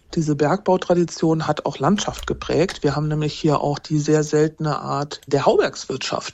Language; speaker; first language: German; native; German